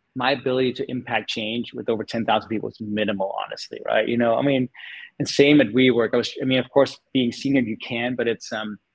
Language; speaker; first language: English; non-native, fluent; Danish